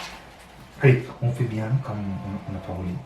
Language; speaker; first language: French; non-native, learner; Sinhala